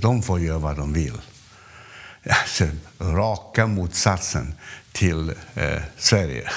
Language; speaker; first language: Swedish; non-native, fluent; Cantonese